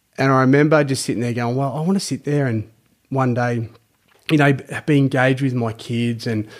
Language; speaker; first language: English; native; English